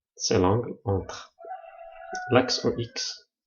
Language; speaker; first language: French; non-native, local second language; Arabic